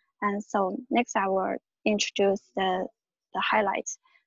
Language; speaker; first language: English; non-native, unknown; Chinese